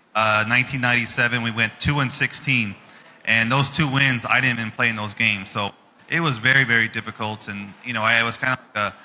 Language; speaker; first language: English; native; English